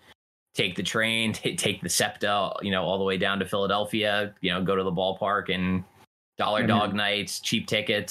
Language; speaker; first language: English; native; English